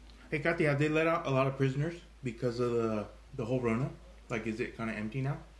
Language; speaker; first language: English; early bilingual, other home language; Spanish